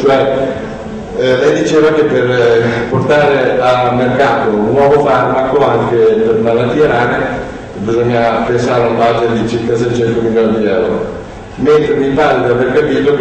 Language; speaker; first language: Italian; non-native, fluent; Albanian